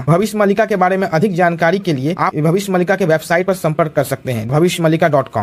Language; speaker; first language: Hindi; native; Hindi